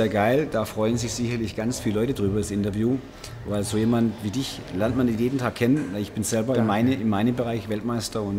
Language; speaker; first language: German; native; German